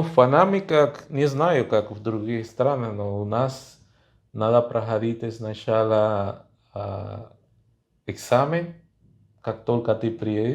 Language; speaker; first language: Russian; non-native, fluent; Spanish